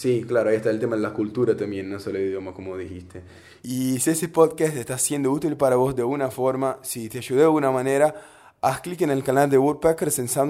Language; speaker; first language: Spanish; native; Spanish